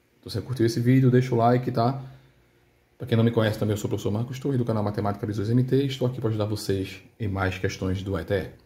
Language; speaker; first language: Portuguese; native; Portuguese